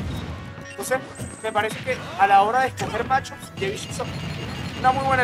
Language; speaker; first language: Spanish; native; Spanish